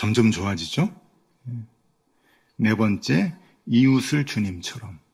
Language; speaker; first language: Korean; native; Korean